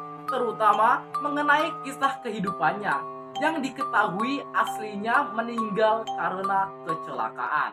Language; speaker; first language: Indonesian; native; Indonesian